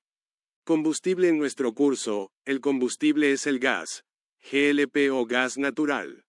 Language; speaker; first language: Spanish; native; Spanish